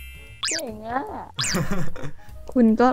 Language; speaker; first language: Japanese; non-native, learner; Thai